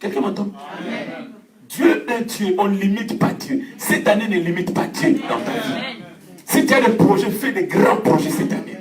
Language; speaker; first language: French; non-native, local second language; Lingala